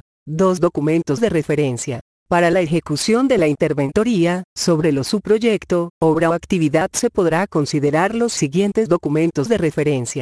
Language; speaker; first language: Spanish; native; Spanish